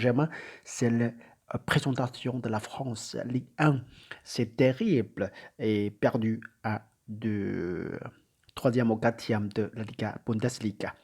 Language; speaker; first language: French; non-native, learner; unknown